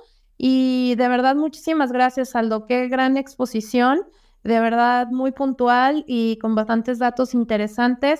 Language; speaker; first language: Spanish; native; Spanish